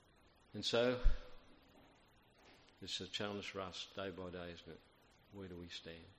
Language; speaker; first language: English; native; English